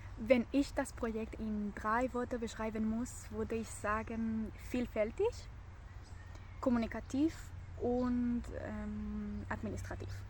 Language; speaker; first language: German; non-native, fluent; Spanish